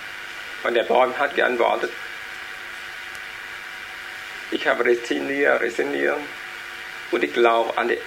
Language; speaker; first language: German; non-native, learner; Vietnamese